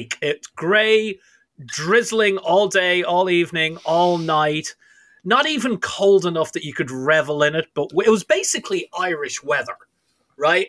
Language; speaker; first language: English; native; English